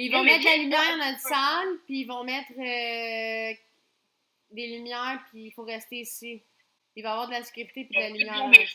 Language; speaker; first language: French; native; French